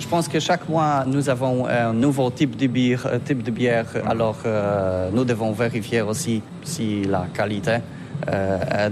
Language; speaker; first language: French; non-native, learner; Polish